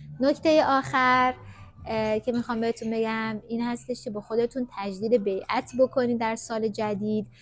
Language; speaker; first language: Persian; native; Persian